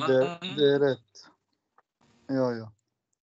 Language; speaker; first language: Swedish; non-native, learner; Arabic